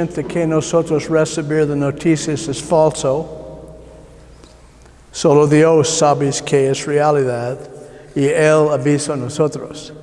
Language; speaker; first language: Spanish; non-native, learner; English